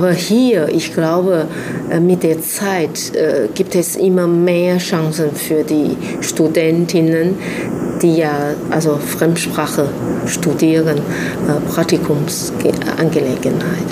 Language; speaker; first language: German; non-native, fluent; Chinese